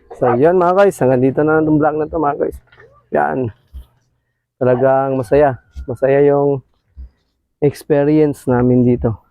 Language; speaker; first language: Filipino; non-native, local second language; Cebuano